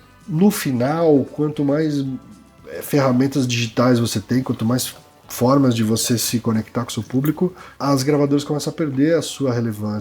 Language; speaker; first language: Portuguese; native; Portuguese